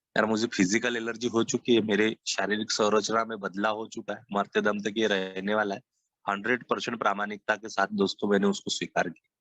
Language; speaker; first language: Hindi; non-native, local second language; Marathi